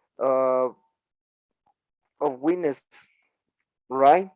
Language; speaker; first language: English; non-native, learner; Spanish